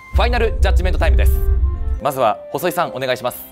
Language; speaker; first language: Japanese; native; Japanese